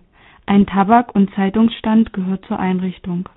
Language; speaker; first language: German; native; German